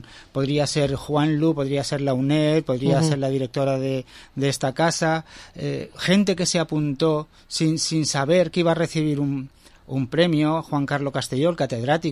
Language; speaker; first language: Spanish; native; Spanish